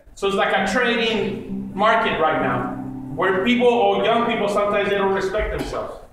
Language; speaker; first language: English; early bilingual, other home language; Spanish